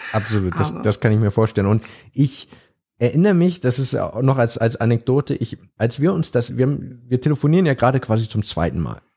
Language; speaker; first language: German; native; German